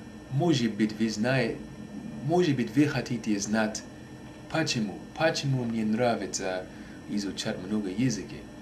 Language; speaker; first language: Russian; non-native, learner; English